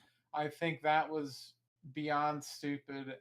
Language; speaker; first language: English; native; English